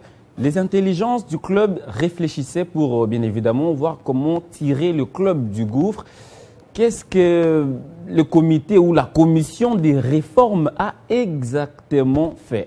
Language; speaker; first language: French; non-native, local second language; Lingala